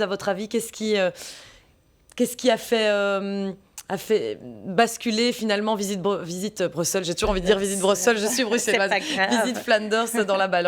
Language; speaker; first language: French; native; French